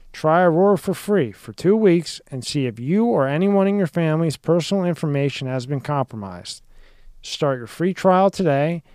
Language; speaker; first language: English; native; English